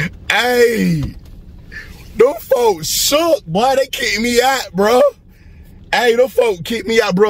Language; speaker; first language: English; native; English